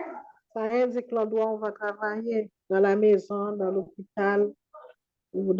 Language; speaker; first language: French; non-native, local second language; Haitian Creole